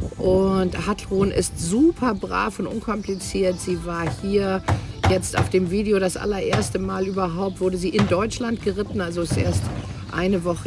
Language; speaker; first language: German; native; German